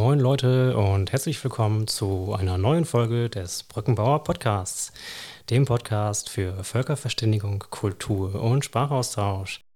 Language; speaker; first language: German; native; German